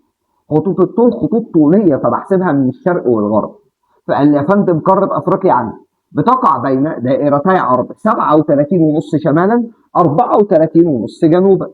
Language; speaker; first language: Arabic; native; Arabic